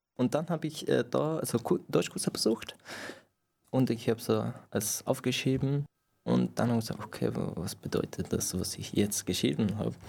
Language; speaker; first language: German; non-native, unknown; Persian